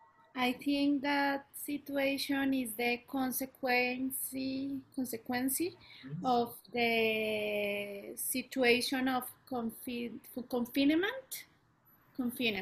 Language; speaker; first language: English; non-native, learner; Spanish